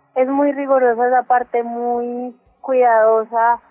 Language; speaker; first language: Spanish; native; Spanish